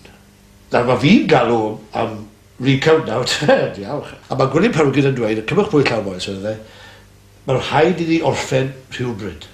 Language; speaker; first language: Welsh; native; Welsh